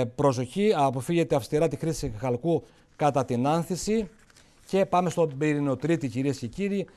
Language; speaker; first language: Greek; native; Greek